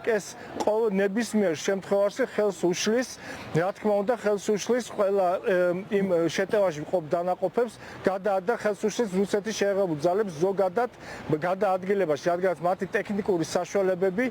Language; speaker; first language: Georgian; native; Georgian